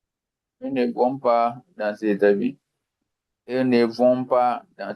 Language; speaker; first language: French; non-native, fluent; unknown